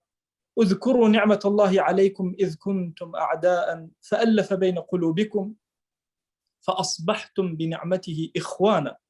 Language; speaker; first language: Arabic; non-native, local second language; Kurdish